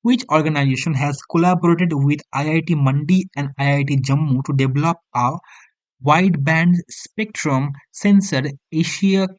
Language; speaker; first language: English; non-native, local second language; Bangla